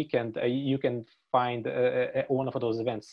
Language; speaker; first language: English; non-native, fluent; Portuguese